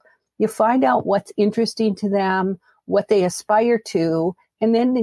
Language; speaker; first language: English; native; English